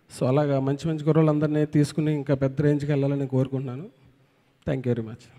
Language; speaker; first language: Telugu; native; Telugu